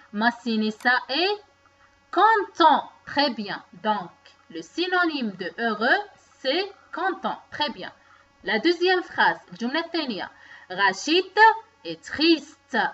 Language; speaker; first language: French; non-native, local second language; Arabic